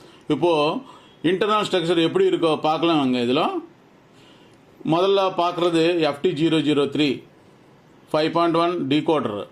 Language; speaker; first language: Tamil; non-native, local second language; Telugu